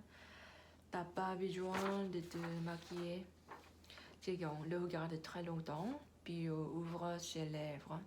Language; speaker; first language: French; non-native, learner; Korean